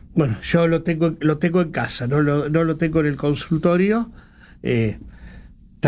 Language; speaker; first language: Spanish; native; Spanish